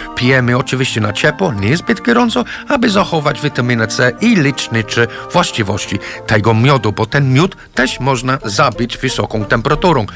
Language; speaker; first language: Polish; non-native, fluent; English